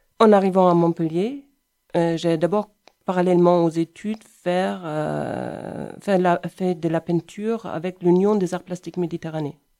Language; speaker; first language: French; non-native, fluent; German